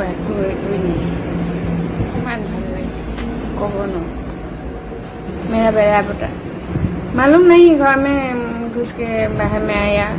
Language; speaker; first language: Hindi; non-native, local second language; Assamese